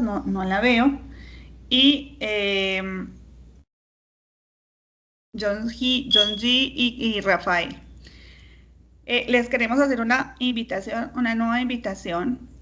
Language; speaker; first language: Spanish; native; Spanish